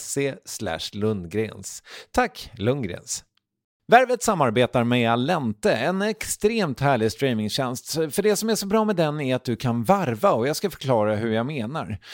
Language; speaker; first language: Swedish; native; Swedish